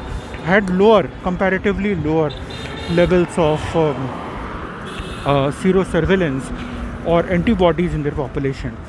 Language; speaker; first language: English; non-native, local second language; Hindi